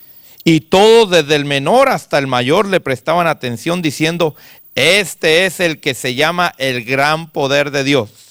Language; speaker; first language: Spanish; native; Spanish